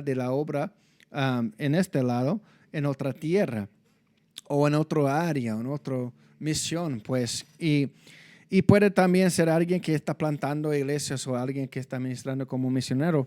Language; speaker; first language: Spanish; non-native, fluent; English